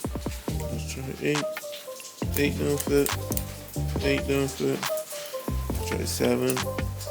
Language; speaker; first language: English; native; English